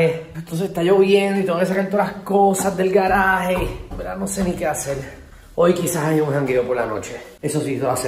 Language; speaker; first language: Spanish; native; Spanish